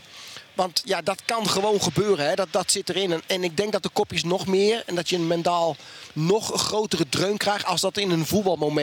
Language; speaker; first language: Dutch; native; Dutch